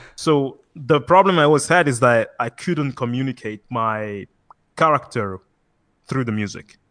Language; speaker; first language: English; non-native, fluent; Italian